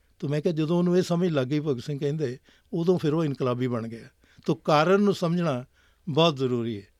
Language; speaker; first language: Punjabi; native; Punjabi